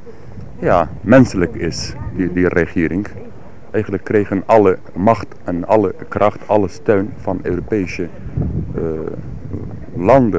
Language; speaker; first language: Dutch; non-native, learner; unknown